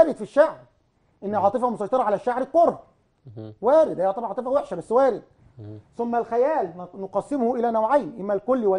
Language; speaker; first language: Arabic; native; Arabic